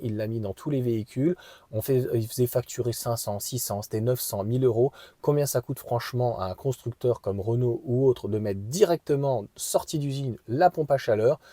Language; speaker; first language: French; native; French